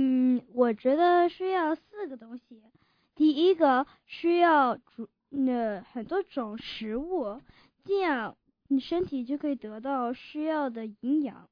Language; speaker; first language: Chinese; early bilingual, heritage; Chinese